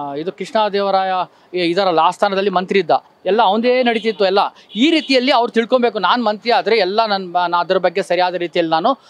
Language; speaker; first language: Kannada; non-native, local second language; Urdu